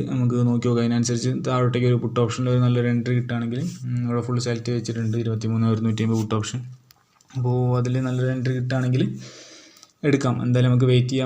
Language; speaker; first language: Malayalam; native; Malayalam